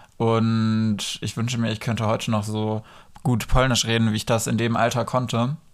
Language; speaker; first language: German; early bilingual, other home language; Polish